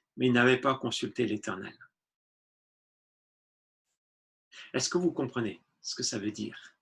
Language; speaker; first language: French; native; French